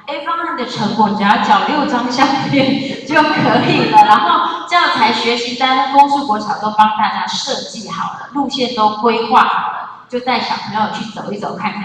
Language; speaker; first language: Chinese; native; Chinese